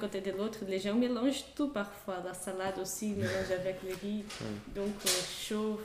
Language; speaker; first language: French; non-native, fluent; Portuguese